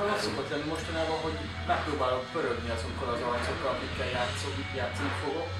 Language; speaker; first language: Hungarian; native; Hungarian